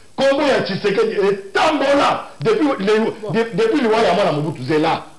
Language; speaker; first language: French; non-native, local second language; Luba-Lulua